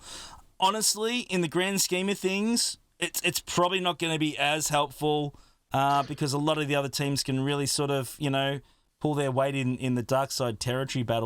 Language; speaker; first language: English; native; English